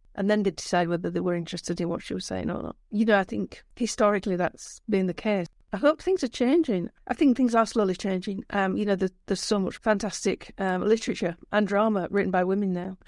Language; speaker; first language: English; native; English